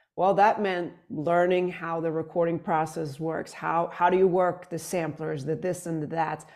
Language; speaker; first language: English; non-native, fluent; Swedish